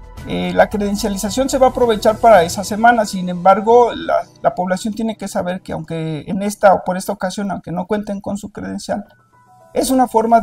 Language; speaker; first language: Spanish; native; Spanish